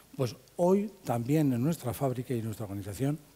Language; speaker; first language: Spanish; native; Spanish